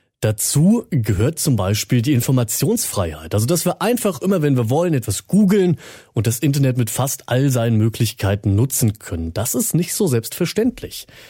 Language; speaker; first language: German; native; German